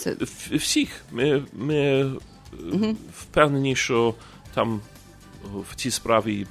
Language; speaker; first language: Ukrainian; early bilingual, heritage; Ukrainian